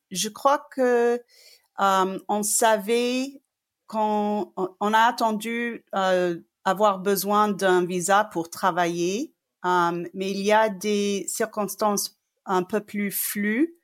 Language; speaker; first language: French; non-native, fluent; English